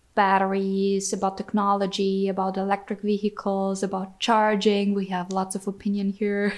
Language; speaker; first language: English; non-native, fluent; German